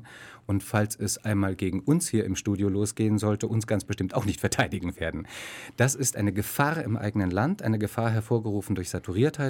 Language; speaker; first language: German; native; German